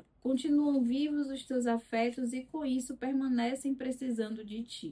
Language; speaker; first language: Portuguese; native; Portuguese